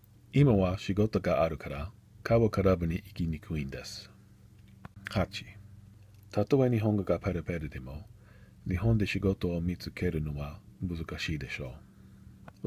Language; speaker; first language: Japanese; non-native, learner; English